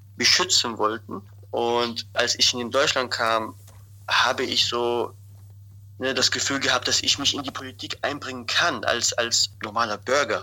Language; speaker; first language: German; non-native, fluent; Arabic